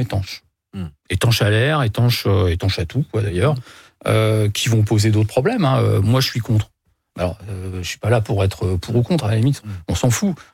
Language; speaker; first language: French; native; French